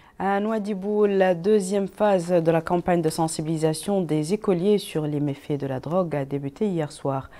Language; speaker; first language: French; non-native, local second language; Arabic